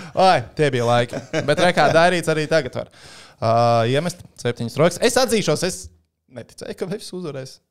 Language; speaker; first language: Latvian; native; Latvian